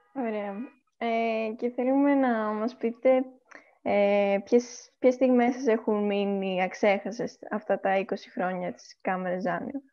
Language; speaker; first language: Greek; native; Greek